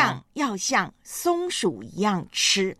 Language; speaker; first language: Chinese; native; Chinese